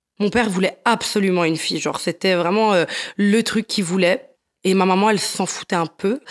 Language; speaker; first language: French; non-native, fluent; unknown